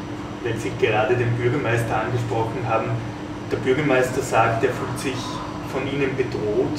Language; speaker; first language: German; native; German